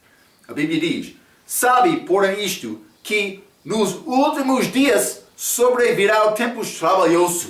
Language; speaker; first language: Portuguese; non-native, fluent; English